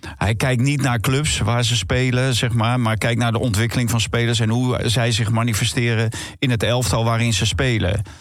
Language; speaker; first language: Dutch; native; Dutch